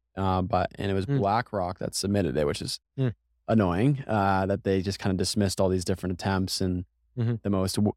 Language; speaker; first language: English; native; English